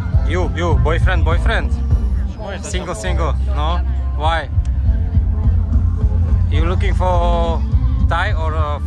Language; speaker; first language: English; non-native, learner; Slovak